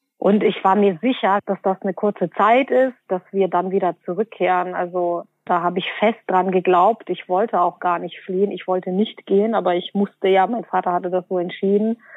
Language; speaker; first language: German; early bilingual, other home language; Bosnian